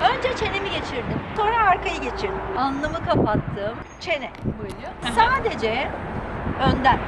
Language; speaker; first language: Turkish; native; Turkish